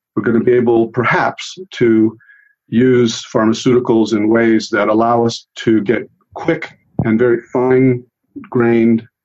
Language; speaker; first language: English; early bilingual, other home language; Italian